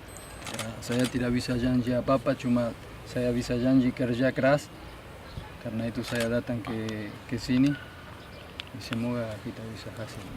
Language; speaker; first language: Indonesian; non-native, fluent; Spanish